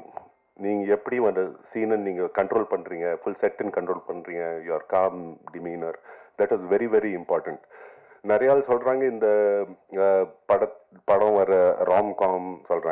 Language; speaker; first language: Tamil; non-native, local second language; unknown